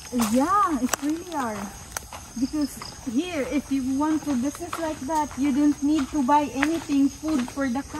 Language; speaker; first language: English; non-native, local second language; Cebuano